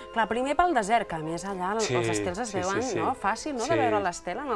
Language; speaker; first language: Catalan; native; Catalan